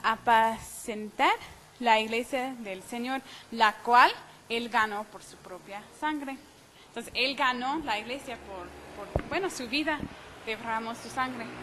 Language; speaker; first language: Spanish; non-native, fluent; English